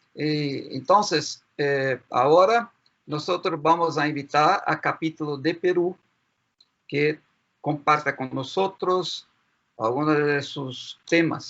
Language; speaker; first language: Spanish; non-native, fluent; Portuguese